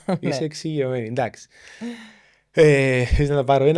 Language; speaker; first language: Greek; native; Greek